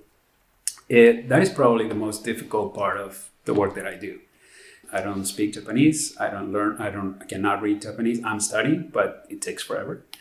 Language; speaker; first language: English; non-native, fluent; Spanish